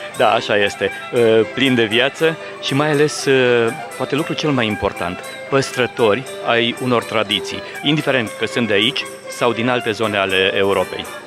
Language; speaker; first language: Romanian; native; Romanian